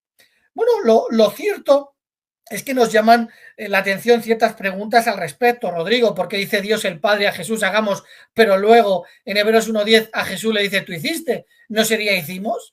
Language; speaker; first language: Spanish; native; Spanish